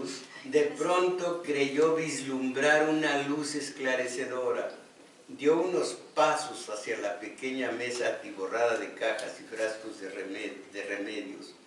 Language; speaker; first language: Spanish; native; Spanish